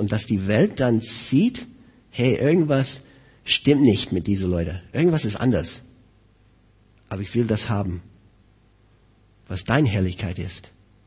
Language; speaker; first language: German; non-native, fluent; English